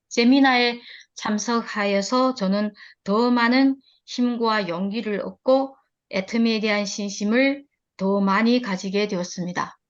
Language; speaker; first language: Korean; early bilingual, heritage; Korean